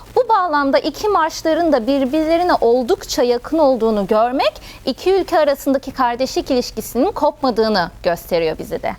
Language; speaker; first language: Turkish; non-native, fluent; Arabic